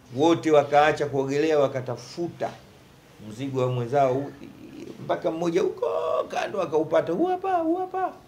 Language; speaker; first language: Swahili; native; Swahili